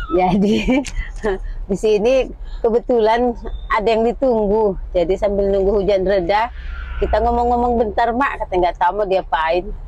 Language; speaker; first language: Indonesian; native; Indonesian